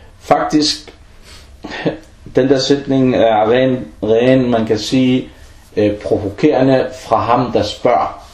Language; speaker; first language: Danish; early bilingual, other home language; Arabic